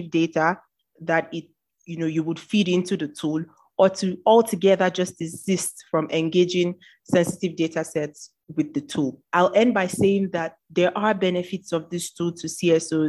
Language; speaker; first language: English; non-native, local second language; Yoruba